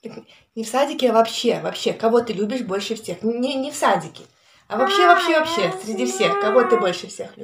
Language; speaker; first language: Russian; native; Russian